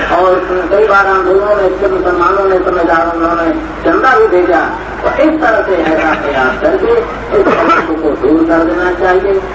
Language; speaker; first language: Hindi; native; Hindi